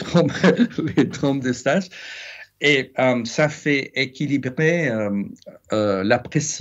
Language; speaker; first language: French; non-native, fluent; English